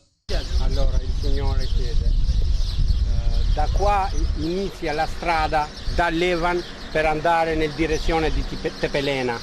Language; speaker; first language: Italian; non-native, learner; Albanian